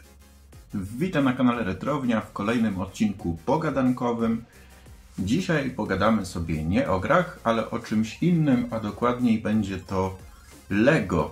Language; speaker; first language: Polish; native; Polish